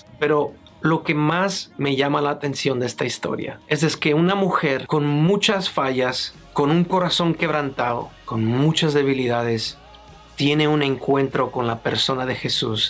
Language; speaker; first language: Spanish; native; Spanish